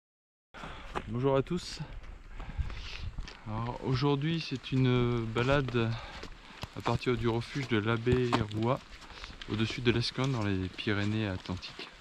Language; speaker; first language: French; native; French